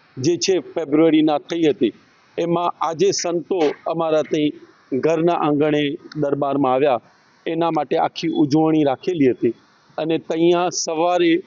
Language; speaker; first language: Gujarati; non-native, local second language; Sindhi